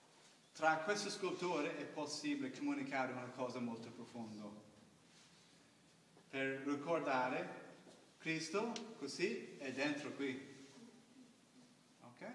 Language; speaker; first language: Italian; non-native, learner; English